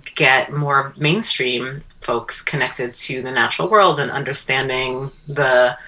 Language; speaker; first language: English; native; English